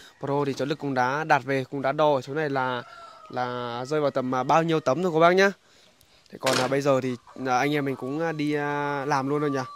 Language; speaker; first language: Vietnamese; non-native, local second language; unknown